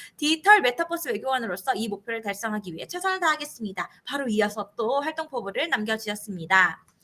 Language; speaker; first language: Korean; native; Korean